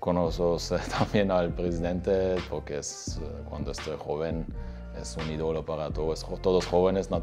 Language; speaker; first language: Spanish; non-native, learner; Turkish